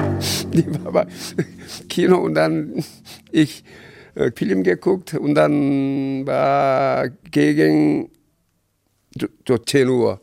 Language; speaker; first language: German; non-native, learner; Korean